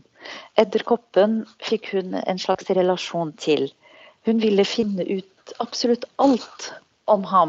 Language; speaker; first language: Norwegian; non-native, fluent; Arabic